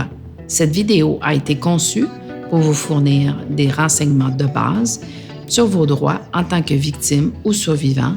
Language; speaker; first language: French; native; French